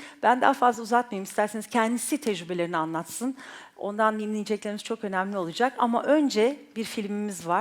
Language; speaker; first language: Turkish; native; Turkish